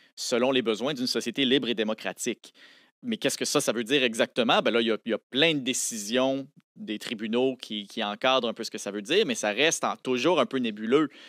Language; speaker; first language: French; native; French